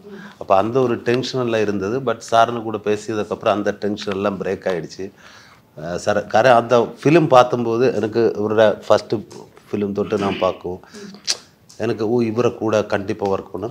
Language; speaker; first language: Tamil; non-native, learner; Malayalam